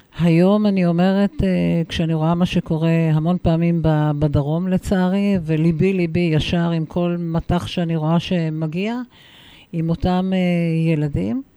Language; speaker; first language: Hebrew; native; Hebrew